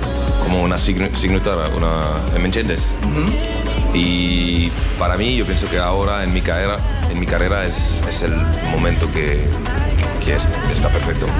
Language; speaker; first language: Spanish; non-native, learner; French